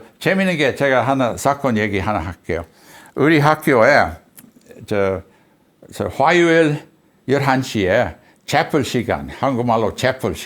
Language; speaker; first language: Korean; non-native, fluent; English